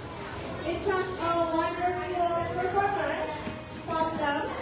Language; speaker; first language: English; non-native, fluent; Indonesian